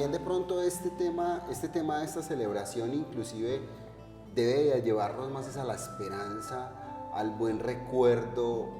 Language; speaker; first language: Spanish; native; Spanish